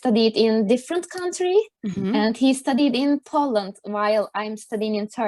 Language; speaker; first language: English; non-native, learner; Turkish